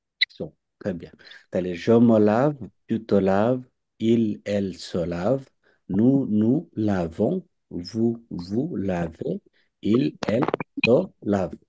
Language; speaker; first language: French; non-native, fluent; Bangla